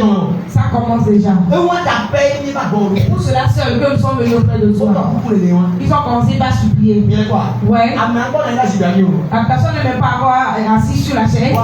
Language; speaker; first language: French; non-native, local second language; Ewe